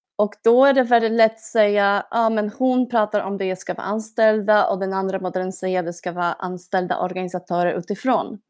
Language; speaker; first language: Swedish; non-native, fluent; Polish